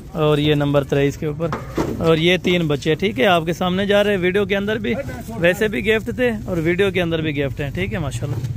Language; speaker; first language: Urdu; non-native, local second language; Saraiki